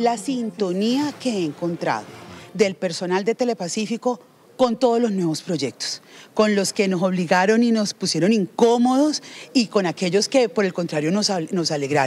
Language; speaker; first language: Spanish; native; Spanish